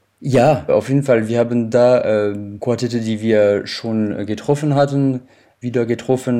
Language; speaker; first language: German; non-native, fluent; French